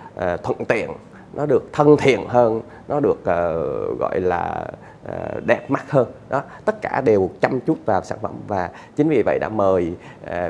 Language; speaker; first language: Vietnamese; native; Vietnamese